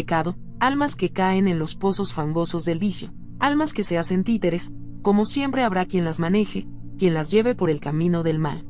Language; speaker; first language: Spanish; native; Spanish